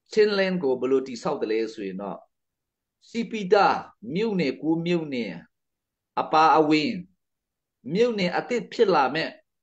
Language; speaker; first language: Burmese; non-native, local second language; Hakha Chin